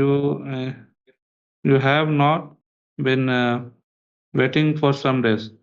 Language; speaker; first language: English; non-native, learner; Hindi